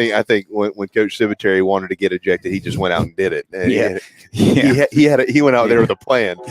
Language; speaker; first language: English; native; English